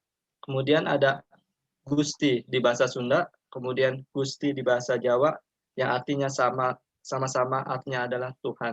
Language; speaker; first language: Indonesian; non-native, local second language; Javanese